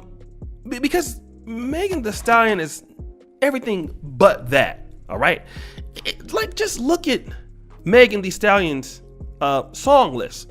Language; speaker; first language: English; native; English